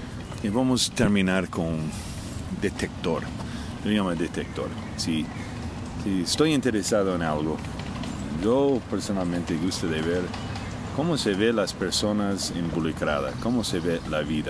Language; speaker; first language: Spanish; non-native, fluent; English